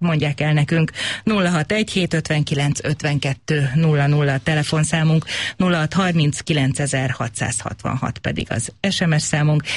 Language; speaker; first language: Hungarian; native; Hungarian